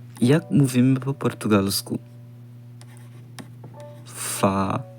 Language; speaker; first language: Polish; non-native, learner; Portuguese